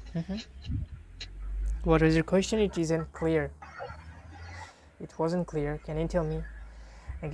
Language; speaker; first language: English; non-native, fluent; Bangla